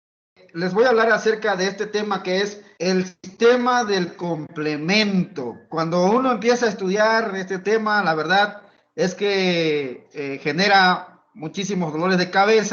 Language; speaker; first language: Spanish; native; Spanish